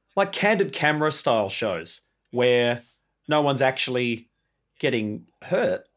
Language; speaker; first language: English; native; English